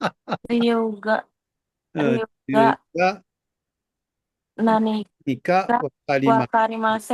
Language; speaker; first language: Japanese; non-native, learner; Indonesian